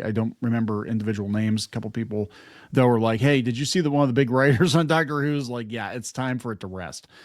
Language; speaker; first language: English; native; English